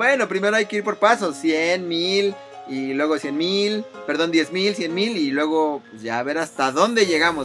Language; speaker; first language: Spanish; native; Spanish